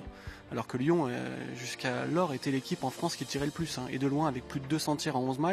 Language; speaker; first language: French; native; French